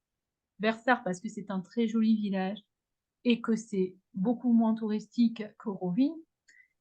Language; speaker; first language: French; native; French